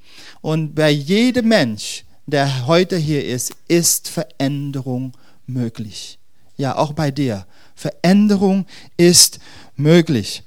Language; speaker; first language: German; non-native, fluent; Dutch